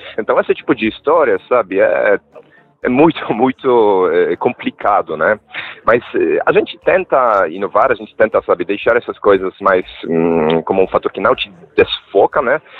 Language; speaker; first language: Portuguese; non-native, fluent; Polish